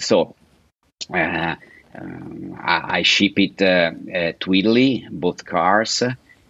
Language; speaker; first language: English; non-native, fluent; Italian